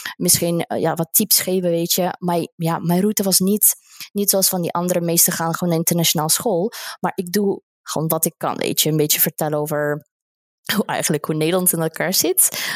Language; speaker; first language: Dutch; non-native, fluent; Russian